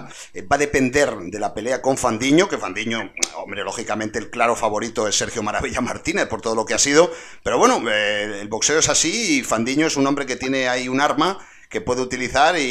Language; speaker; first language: Spanish; native; Spanish